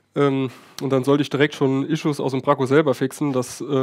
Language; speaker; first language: German; native; German